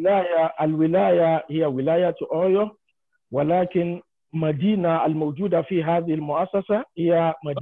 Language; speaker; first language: Arabic; non-native, fluent; Yoruba